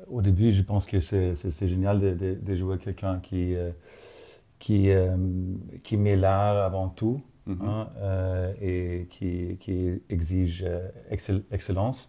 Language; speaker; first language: French; non-native, fluent; German